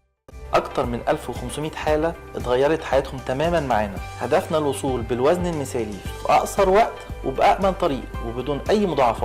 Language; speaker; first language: Arabic; native; Arabic